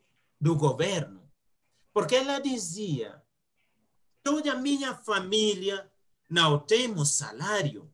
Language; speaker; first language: Portuguese; non-native, fluent; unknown